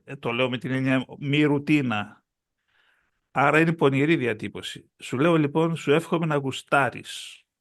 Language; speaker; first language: Greek; early bilingual, heritage; Greek